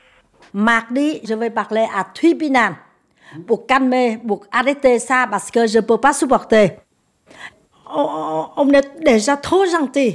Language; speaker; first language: French; non-native, learner; Vietnamese